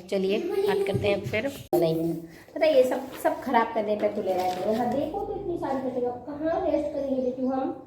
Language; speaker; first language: Hindi; native; Hindi